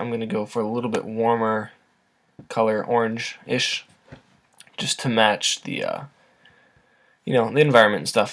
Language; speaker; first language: English; native; English